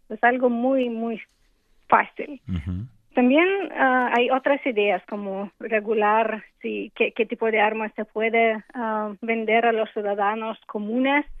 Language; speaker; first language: Spanish; non-native, fluent; English